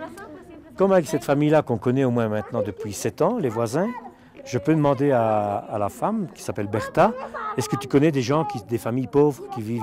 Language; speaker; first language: French; native; French